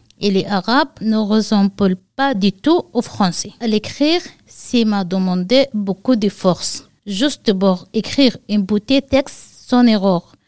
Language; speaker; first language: French; non-native, learner; Arabic